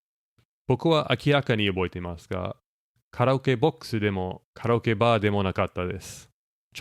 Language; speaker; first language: Japanese; non-native, fluent; English